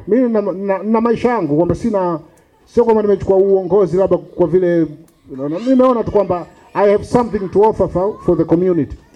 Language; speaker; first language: Swahili; native; Swahili